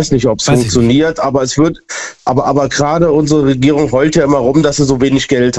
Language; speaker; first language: German; native; German